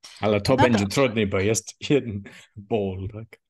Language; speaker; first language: Polish; non-native, learner; English